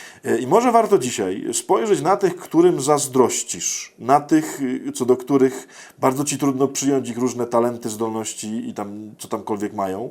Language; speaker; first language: Polish; native; Polish